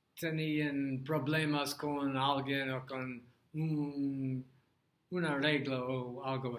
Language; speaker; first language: Spanish; non-native, learner; English